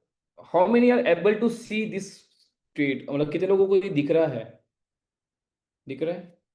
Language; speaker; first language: Hindi; native; Hindi